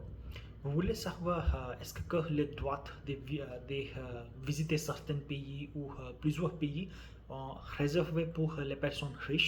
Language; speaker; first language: French; non-native, learner; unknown